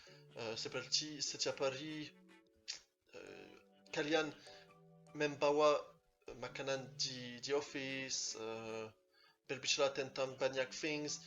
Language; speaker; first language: Indonesian; non-native, learner; French